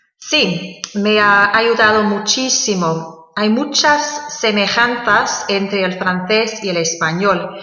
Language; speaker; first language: Spanish; non-native, fluent; English